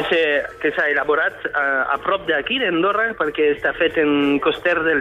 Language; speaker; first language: Catalan; non-native, fluent; French